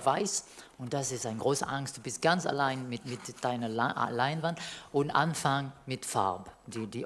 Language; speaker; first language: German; non-native, learner; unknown